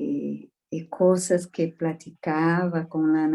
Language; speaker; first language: Spanish; non-native, fluent; Portuguese